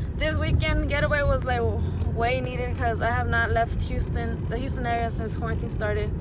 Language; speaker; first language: English; early bilingual, other home language; Spanish